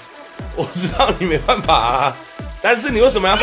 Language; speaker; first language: Chinese; native; Chinese